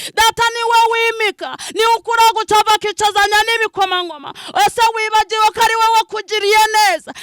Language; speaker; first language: Kinyarwanda; non-native, local second language; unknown